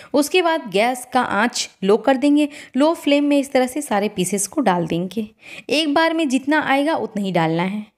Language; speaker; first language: Hindi; native; Hindi